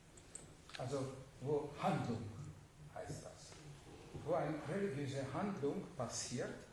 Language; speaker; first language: German; non-native, fluent; Hungarian